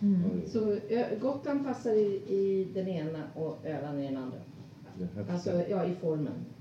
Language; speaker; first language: Swedish; native; Swedish